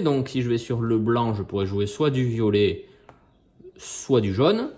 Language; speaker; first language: French; native; French